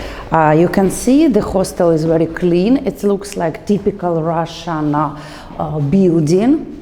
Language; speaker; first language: English; non-native, learner; Russian